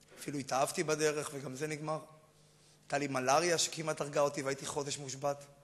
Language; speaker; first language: Hebrew; native; Hebrew